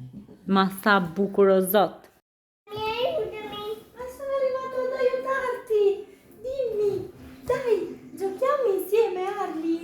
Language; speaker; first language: Italian; early bilingual, heritage; Albanian